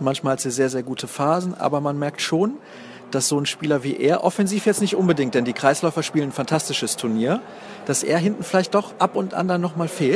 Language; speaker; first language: German; native; German